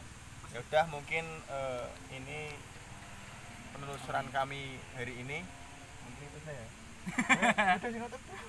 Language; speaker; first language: Indonesian; non-native, local second language; Javanese